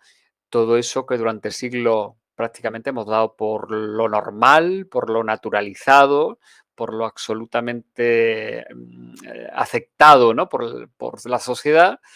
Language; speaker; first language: Spanish; native; Spanish